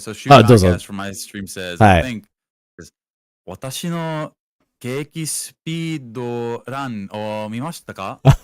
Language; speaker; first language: Japanese; non-native, learner; English